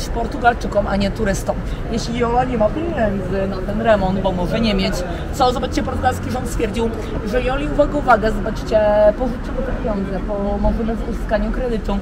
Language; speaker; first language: Polish; native; Polish